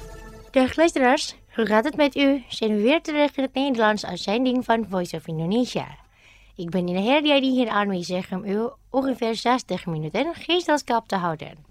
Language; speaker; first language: Dutch; non-native, local second language; Indonesian